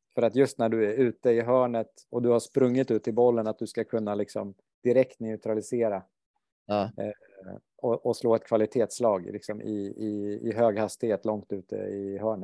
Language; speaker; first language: Swedish; native; Swedish